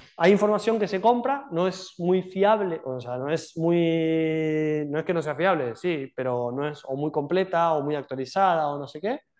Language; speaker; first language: Spanish; native; Spanish